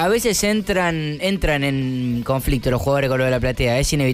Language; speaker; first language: Spanish; native; Spanish